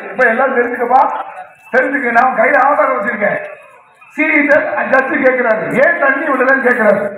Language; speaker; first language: Tamil; native; Tamil